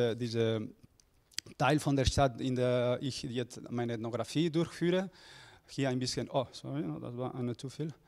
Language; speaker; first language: German; non-native, fluent; Spanish